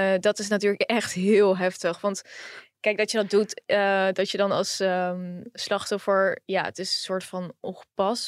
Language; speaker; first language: Dutch; native; Dutch